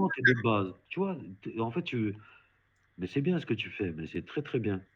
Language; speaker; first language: French; native; French